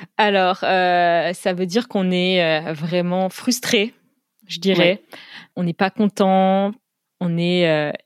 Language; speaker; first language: French; native; French